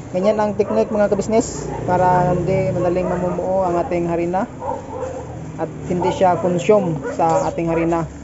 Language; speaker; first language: Filipino; non-native, local second language; Cebuano